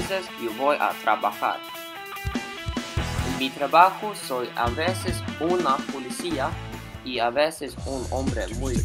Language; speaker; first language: Spanish; non-native, learner; English